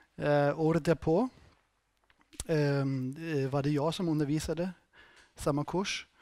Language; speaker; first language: Swedish; non-native, fluent; German